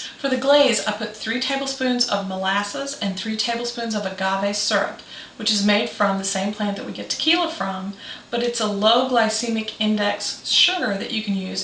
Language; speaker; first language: English; native; English